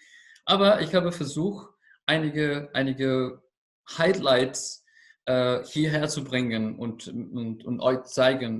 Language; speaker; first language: German; non-native, learner; Spanish